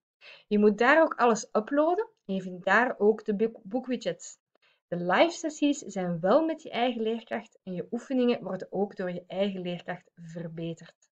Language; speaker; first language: Dutch; native; Dutch